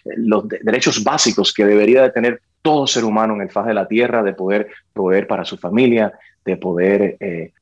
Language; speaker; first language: Spanish; early bilingual, heritage; Spanish